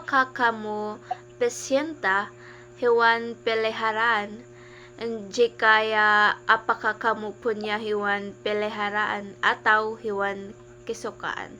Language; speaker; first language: Indonesian; non-native, learner; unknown